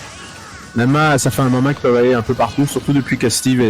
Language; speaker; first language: French; native; French